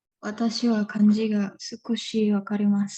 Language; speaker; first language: Japanese; non-native, learner; Indonesian